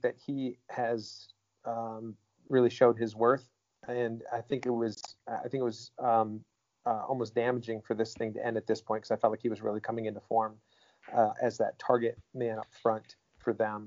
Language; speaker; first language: English; native; English